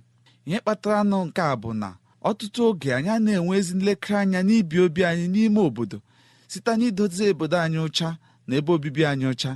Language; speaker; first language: Igbo; native; Igbo